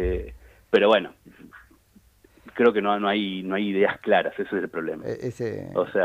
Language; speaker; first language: Spanish; native; Spanish